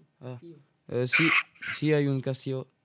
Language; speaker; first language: Spanish; non-native, learner; French